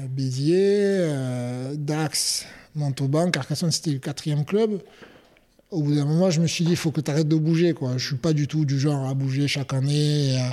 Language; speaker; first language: French; native; French